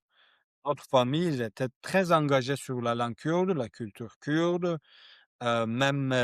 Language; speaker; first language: French; non-native, learner; Kurdish